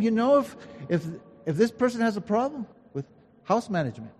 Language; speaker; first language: English; early bilingual, other home language; Spanish